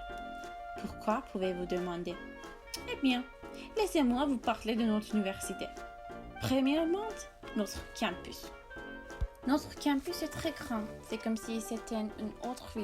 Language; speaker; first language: French; non-native, learner; Turkish